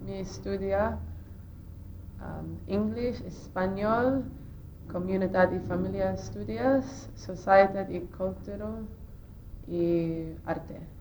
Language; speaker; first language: Spanish; non-native, learner; English